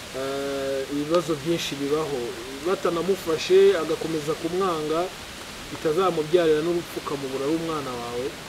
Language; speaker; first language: Kinyarwanda; native; Kinyarwanda